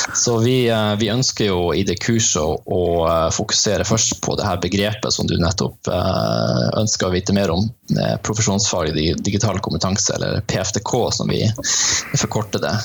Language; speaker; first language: Norwegian; native; Norwegian